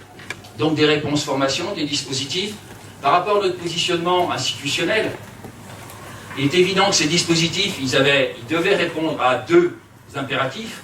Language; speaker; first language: French; native; French